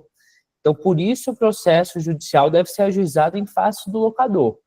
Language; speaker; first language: Portuguese; native; Portuguese